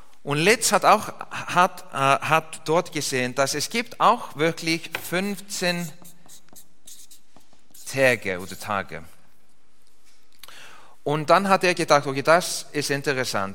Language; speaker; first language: German; non-native, learner; Icelandic